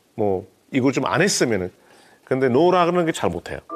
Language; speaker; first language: Korean; non-native, fluent; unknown